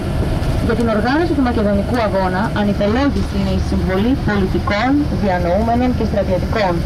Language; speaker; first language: Greek; native; Greek